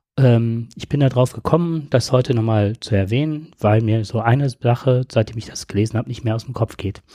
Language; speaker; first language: German; native; German